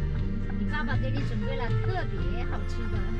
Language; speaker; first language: Chinese; native; Chinese